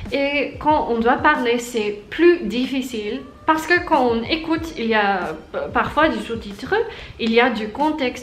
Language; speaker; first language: French; non-native, learner; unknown